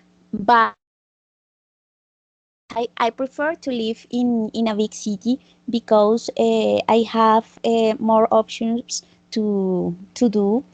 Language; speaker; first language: English; non-native, learner; Spanish